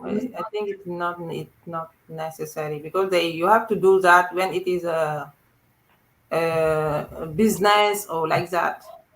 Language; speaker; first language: English; non-native, learner; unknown